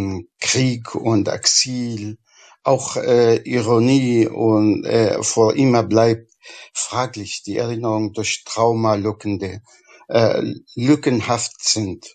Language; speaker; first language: German; non-native, fluent; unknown